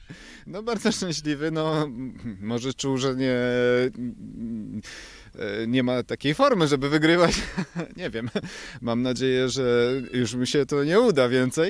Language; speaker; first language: Polish; native; Polish